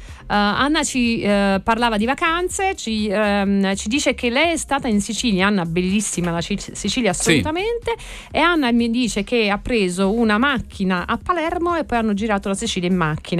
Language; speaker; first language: Italian; native; Italian